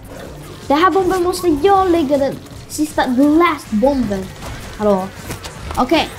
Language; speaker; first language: Swedish; early bilingual, other home language; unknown